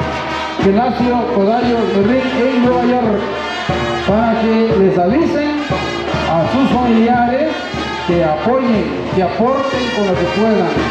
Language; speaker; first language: Spanish; native; Spanish